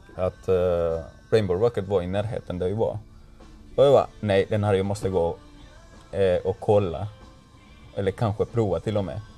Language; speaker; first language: Swedish; non-native, fluent; Spanish